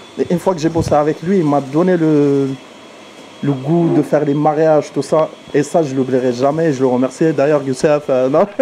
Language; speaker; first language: French; early bilingual, other home language; Arabic